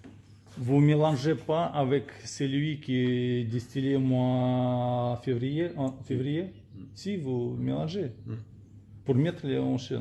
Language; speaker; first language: French; non-native, learner; Russian